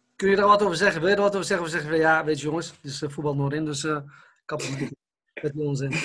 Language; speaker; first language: Dutch; early bilingual, other home language; Arabic